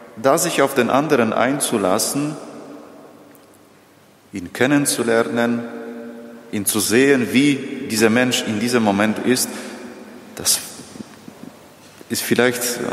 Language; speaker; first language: German; non-native, fluent; Polish